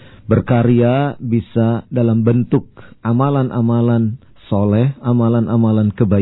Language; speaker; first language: Indonesian; native; Indonesian